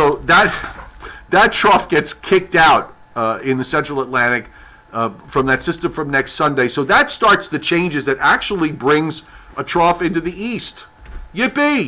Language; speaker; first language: English; native; English